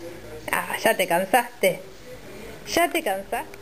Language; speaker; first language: Spanish; native; Spanish